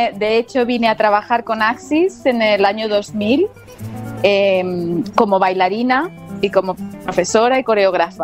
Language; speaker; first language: Spanish; native; Spanish